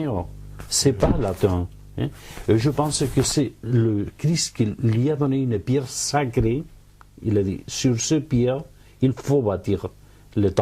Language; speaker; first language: French; non-native, learner; Catalan